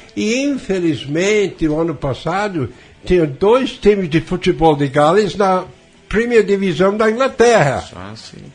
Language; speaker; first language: Portuguese; non-native, fluent; English